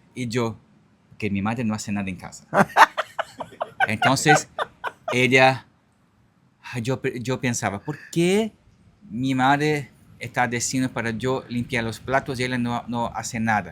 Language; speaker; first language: Spanish; non-native, learner; Portuguese